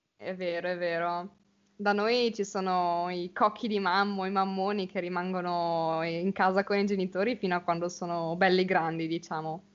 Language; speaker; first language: Italian; native; Italian